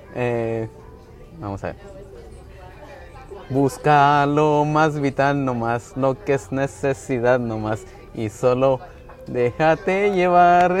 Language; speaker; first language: Spanish; native; Spanish